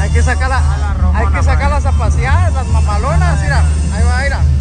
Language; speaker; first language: Spanish; early bilingual, heritage; Spanish